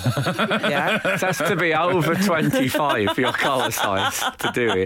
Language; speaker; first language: English; native; English